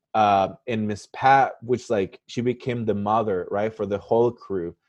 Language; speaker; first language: English; non-native, fluent; Spanish